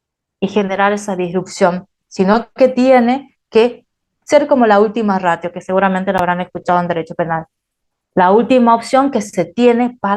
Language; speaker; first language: Spanish; native; Spanish